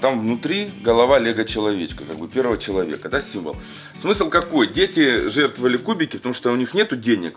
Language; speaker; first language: Russian; native; Russian